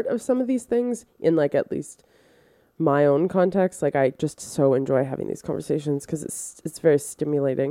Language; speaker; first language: English; native; English